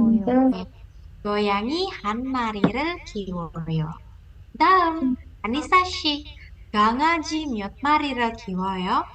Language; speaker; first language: Korean; non-native, fluent; Indonesian